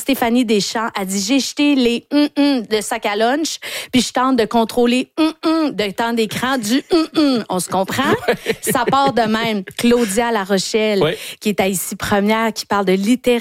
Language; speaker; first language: French; native; French